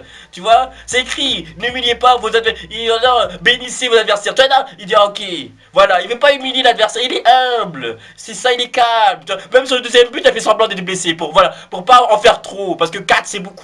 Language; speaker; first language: French; native; French